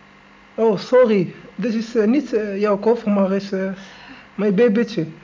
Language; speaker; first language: Dutch; non-native, learner; Arabic